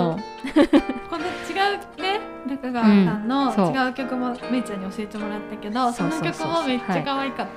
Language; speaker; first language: Japanese; native; Japanese